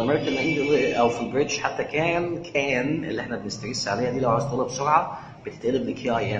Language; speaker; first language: Arabic; native; Arabic